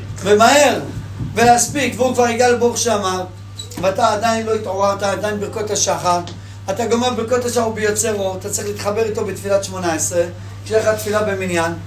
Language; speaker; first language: Hebrew; native; Hebrew